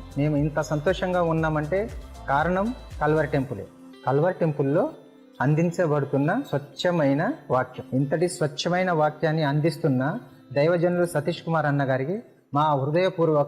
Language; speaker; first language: Telugu; native; Telugu